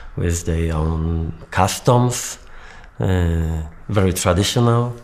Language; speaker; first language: English; non-native, fluent; Polish